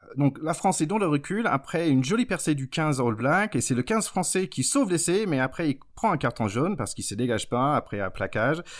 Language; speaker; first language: French; non-native, fluent; English